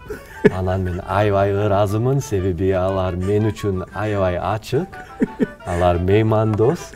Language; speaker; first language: Kyrgyz; non-native, learner; English